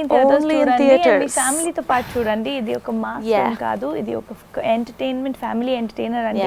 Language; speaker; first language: Telugu; non-native, local second language; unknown